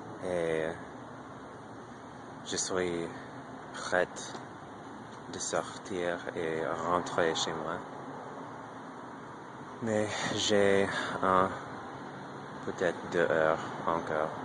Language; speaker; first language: French; non-native, learner; English